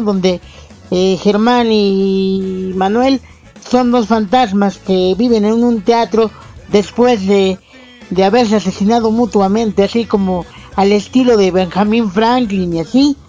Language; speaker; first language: Spanish; native; Spanish